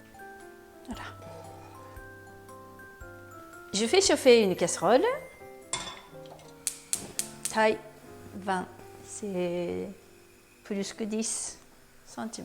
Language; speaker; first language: French; non-native, fluent; Japanese